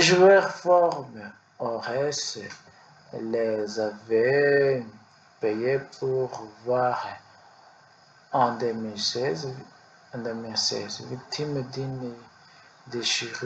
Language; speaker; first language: French; non-native, learner; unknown